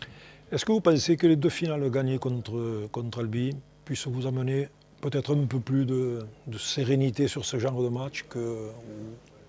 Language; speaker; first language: French; native; French